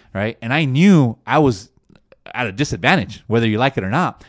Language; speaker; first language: English; early bilingual, other home language; Spanish